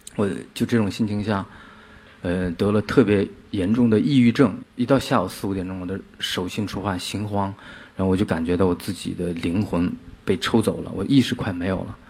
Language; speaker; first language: Chinese; native; Chinese